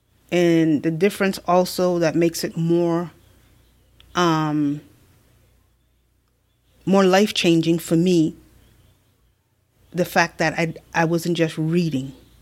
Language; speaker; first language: English; native; English